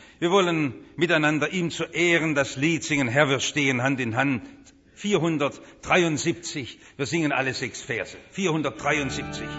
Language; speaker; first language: German; native; German